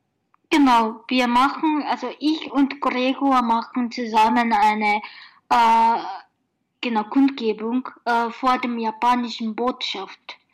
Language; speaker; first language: German; non-native, fluent; Japanese